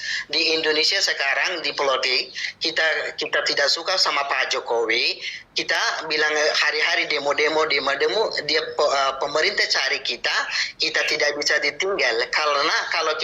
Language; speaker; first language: Indonesian; non-native, learner; Rohingya